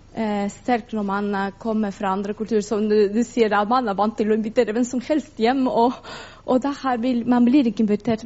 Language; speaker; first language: Norwegian; non-native, fluent; Spanish